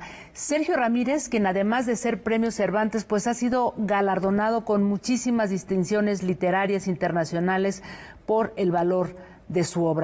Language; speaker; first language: Spanish; native; Spanish